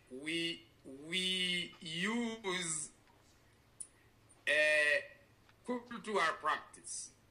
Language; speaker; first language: English; non-native, learner; Haitian Creole